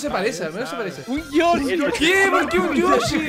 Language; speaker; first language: Spanish; native; Spanish